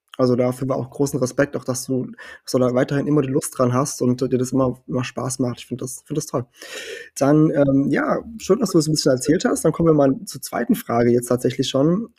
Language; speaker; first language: German; early bilingual, heritage; German